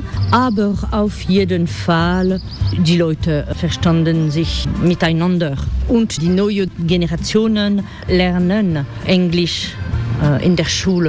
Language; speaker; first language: German; non-native, fluent; French